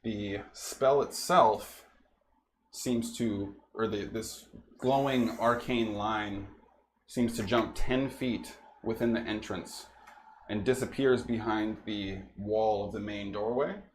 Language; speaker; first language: English; native; English